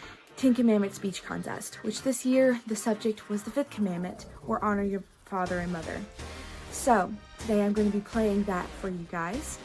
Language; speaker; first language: English; native; English